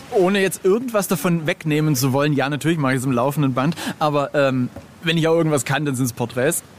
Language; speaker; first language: German; native; German